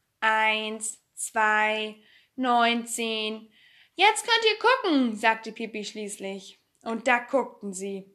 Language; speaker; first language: German; native; German